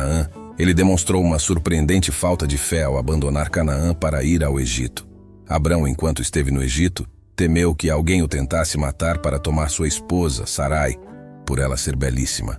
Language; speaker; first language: Portuguese; native; Portuguese